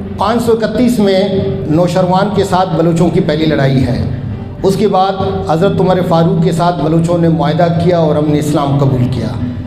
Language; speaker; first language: Urdu; non-native, local second language; Baluchi